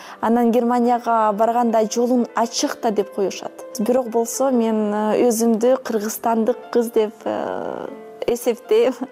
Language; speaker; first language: Kyrgyz; non-native, fluent; Russian